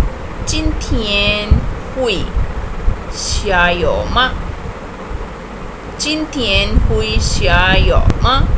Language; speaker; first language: Chinese; non-native, fluent; Urdu